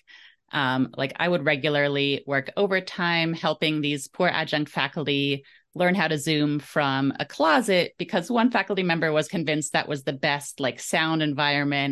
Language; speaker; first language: English; early bilingual, other home language; German